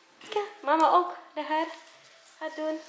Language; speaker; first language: Dutch; non-native, learner; Indonesian